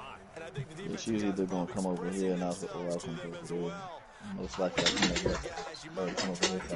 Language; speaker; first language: English; native; English